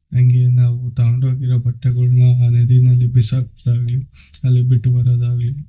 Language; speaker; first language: Kannada; non-native, local second language; Telugu